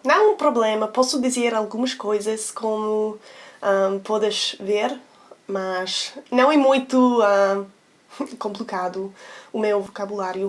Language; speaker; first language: Portuguese; non-native, learner; English